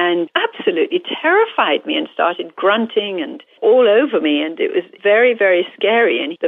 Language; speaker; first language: English; native; English